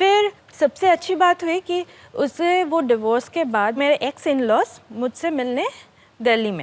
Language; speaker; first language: Hindi; non-native, local second language; Bangla